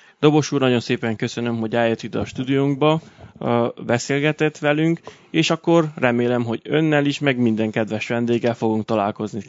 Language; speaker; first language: Hungarian; native; Hungarian